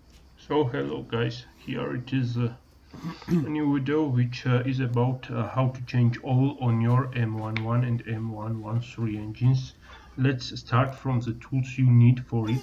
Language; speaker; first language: English; non-native, learner; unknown